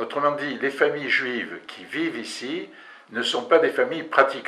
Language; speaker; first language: French; native; French